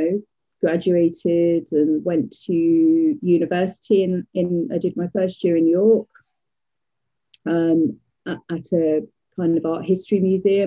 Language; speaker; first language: English; native; English